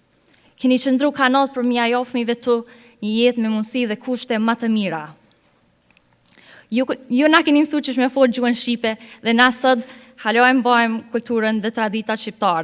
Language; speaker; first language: Albanian; early bilingual, heritage; Albanian